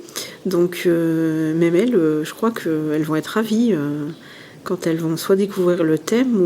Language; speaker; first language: French; native; French